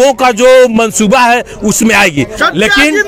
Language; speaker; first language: Hindi; native; Hindi